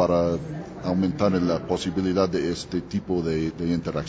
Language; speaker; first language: Spanish; non-native, learner; English